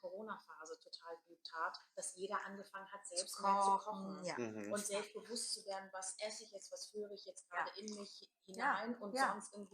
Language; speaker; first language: German; native; German